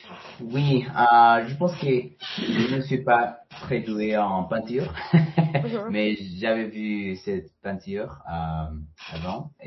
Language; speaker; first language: French; non-native, fluent; Spanish